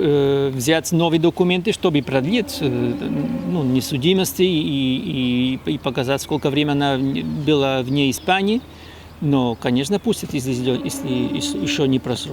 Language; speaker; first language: Russian; non-native, fluent; Spanish